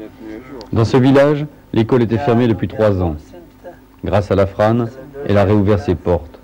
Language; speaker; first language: French; native; French